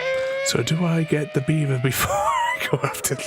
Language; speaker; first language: English; native; English